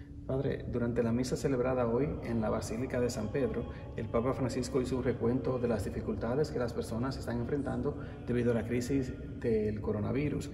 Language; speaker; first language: Spanish; native; Spanish